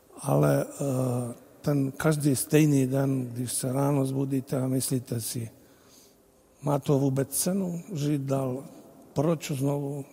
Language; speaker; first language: Czech; non-native, fluent; Bosnian